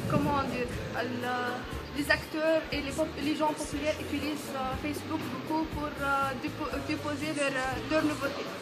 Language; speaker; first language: French; non-native, local second language; Arabic